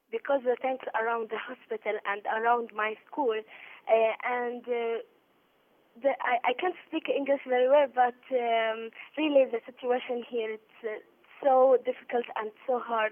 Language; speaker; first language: English; non-native, learner; Arabic